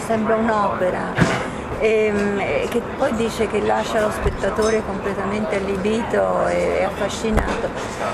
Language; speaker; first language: Italian; native; Italian